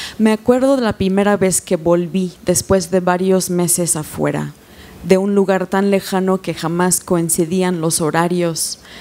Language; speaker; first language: Spanish; non-native, fluent; English